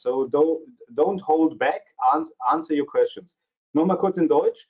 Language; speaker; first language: English; non-native, fluent; German